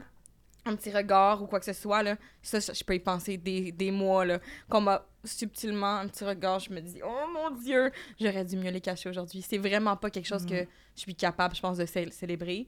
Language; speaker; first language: French; native; French